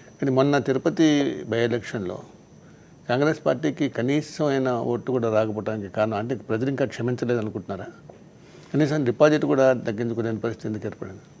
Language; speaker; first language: Telugu; native; Telugu